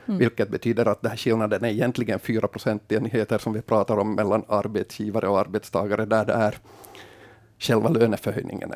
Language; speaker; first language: Swedish; native; Swedish